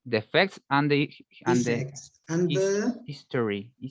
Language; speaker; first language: English; non-native, learner; Spanish